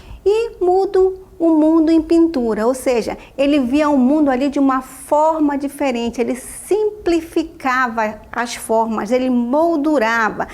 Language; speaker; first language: Portuguese; native; Portuguese